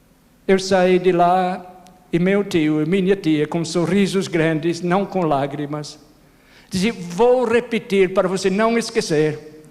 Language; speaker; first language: Portuguese; non-native, fluent; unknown